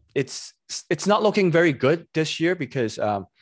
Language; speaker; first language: English; non-native, local second language; Cantonese